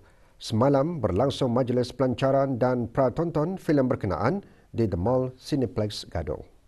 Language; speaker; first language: Malay; native; Malay